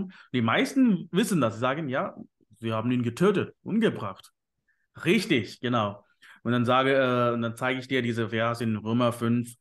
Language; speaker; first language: German; non-native, fluent; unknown